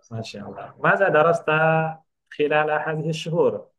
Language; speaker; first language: Arabic; non-native, fluent; Indonesian